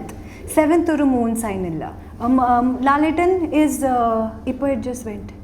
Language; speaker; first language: Malayalam; early bilingual, heritage; English